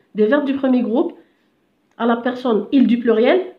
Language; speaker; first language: French; non-native, local second language; Arabic